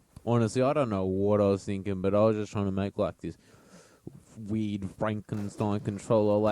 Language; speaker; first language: English; native; English